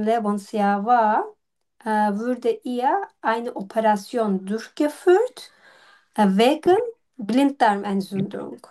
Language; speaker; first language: German; non-native, learner; Turkish